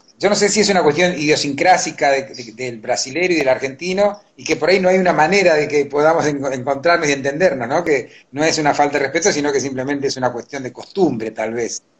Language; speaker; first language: Spanish; native; Spanish